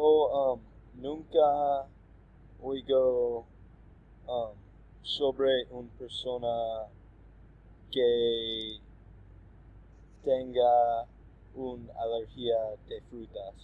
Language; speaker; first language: Spanish; non-native, learner; English